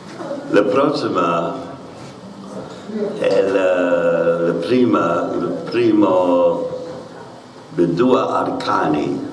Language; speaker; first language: Italian; non-native, learner; English